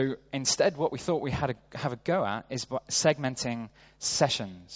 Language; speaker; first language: English; native; English